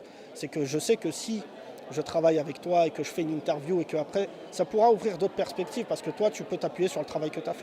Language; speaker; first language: French; native; French